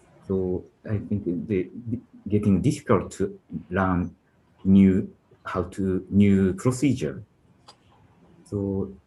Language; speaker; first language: English; non-native, learner; Japanese